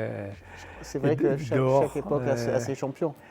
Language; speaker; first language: French; native; French